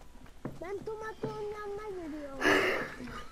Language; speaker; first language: Turkish; early bilingual, heritage; Turkish